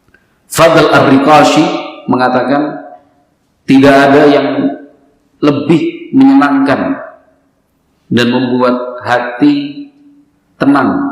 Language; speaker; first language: Indonesian; native; Indonesian